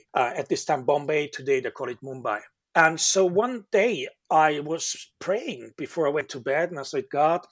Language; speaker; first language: English; non-native, fluent; German